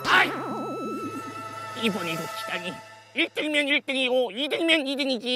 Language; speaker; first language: Korean; native; Korean